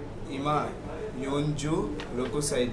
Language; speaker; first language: Japanese; non-native, learner; Bangla